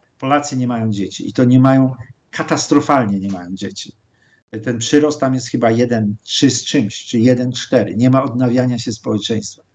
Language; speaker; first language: Polish; native; Polish